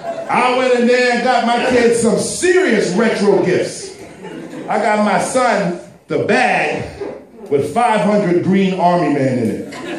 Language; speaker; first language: English; native; English